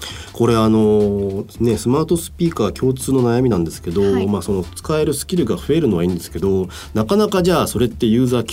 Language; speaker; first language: Japanese; native; Japanese